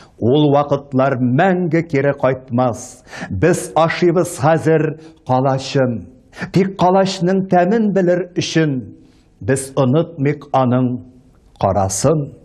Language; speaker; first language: Tatar; native; Tatar